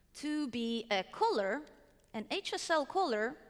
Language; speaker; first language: English; non-native, fluent; Greek